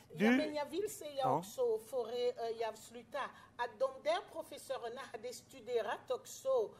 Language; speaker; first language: Swedish; non-native, fluent; French